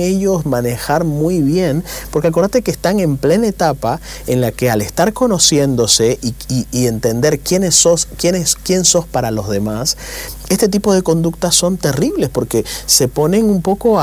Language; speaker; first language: Spanish; native; Spanish